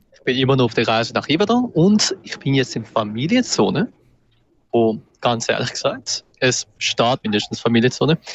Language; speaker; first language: German; native; German